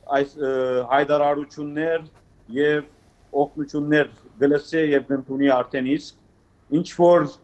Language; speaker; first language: Armenian; early bilingual, heritage; Armenian